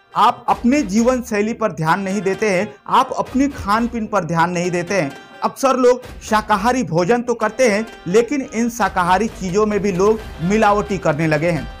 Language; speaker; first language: Hindi; non-native, local second language; Bhojpuri